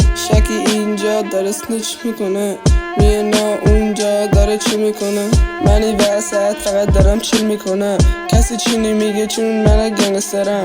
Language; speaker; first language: Persian; early bilingual, heritage; Persian